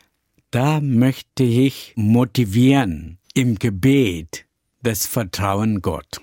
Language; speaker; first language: German; non-native, learner; Tamil